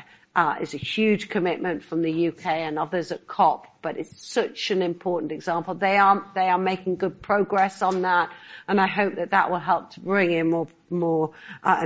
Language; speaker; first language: English; native; English